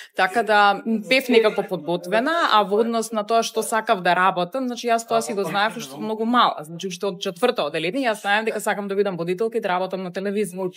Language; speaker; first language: Macedonian; native; Macedonian